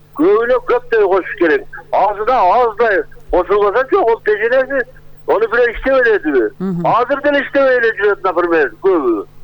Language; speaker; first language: Kyrgyz; native; Kyrgyz